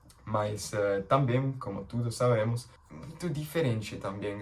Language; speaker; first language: Portuguese; non-native, learner; English